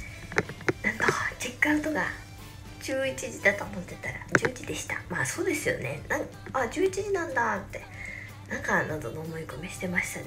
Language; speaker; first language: Japanese; native; Japanese